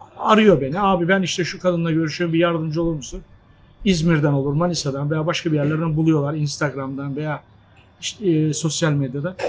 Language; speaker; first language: Turkish; native; Turkish